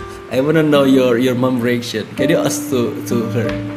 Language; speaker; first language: English; non-native, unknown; Indonesian